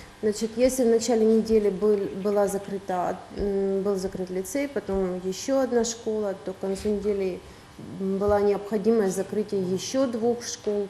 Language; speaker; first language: Russian; native; Russian